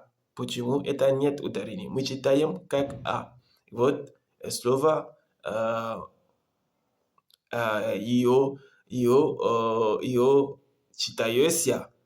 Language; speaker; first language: Russian; non-native, learner; Comorian